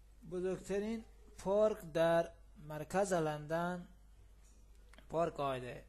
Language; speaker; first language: Persian; native; Persian